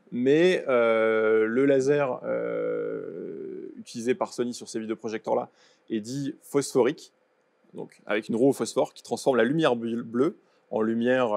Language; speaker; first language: French; native; French